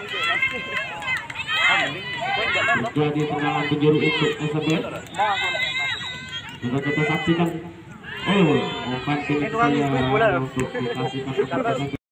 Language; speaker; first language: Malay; non-native, local second language; Javanese